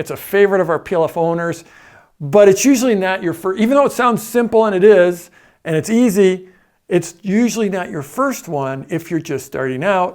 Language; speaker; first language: English; native; English